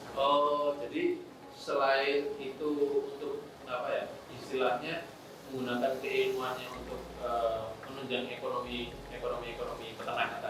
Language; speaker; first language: Indonesian; native; Indonesian